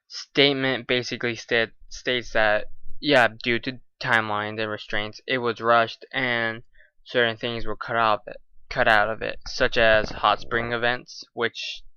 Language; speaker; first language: English; native; English